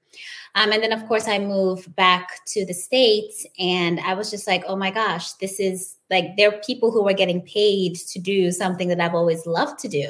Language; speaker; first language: English; non-native, local second language; Wolof